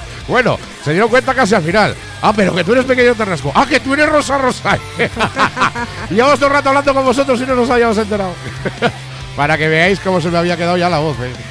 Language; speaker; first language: Spanish; native; Spanish